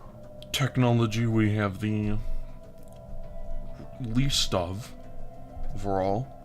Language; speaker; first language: English; native; English